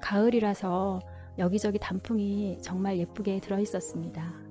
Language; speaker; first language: Korean; native; Korean